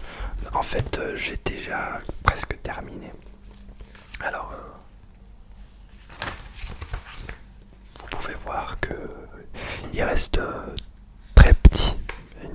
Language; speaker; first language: French; non-native, fluent; English